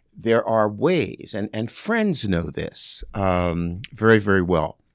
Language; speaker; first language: English; native; English